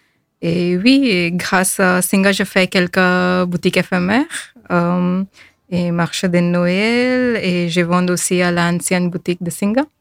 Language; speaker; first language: French; non-native, fluent; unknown